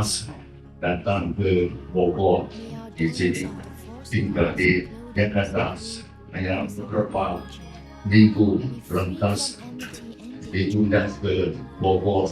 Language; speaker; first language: Indonesian; non-native, learner; Thai